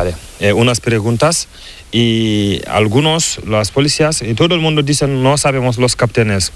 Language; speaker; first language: Spanish; non-native, learner; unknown